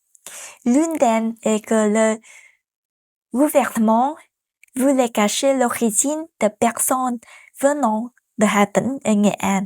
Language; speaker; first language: French; non-native, fluent; Vietnamese